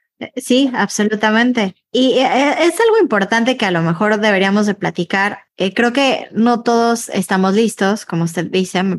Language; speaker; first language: Spanish; native; Spanish